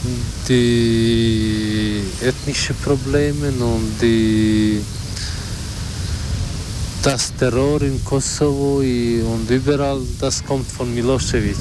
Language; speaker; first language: German; non-native, learner; Albanian